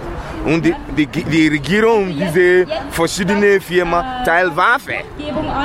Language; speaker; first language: German; non-native, learner; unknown